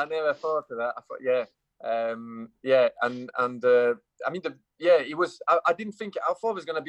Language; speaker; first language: English; non-native, fluent; French